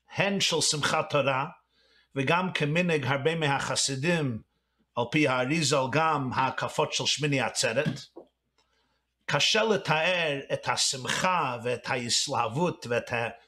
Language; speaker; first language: Hebrew; early bilingual, heritage; Hebrew